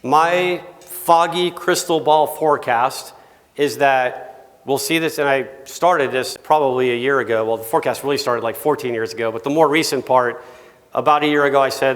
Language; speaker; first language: English; native; English